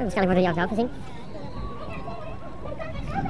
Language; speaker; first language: Dutch; native; Dutch